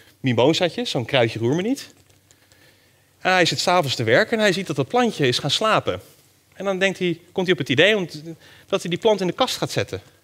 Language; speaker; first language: Dutch; native; Dutch